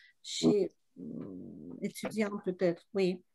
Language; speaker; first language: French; non-native, learner; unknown